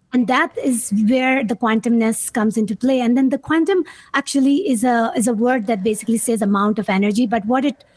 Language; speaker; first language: English; non-native, local second language; Urdu